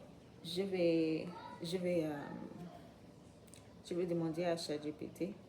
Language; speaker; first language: French; non-native, learner; English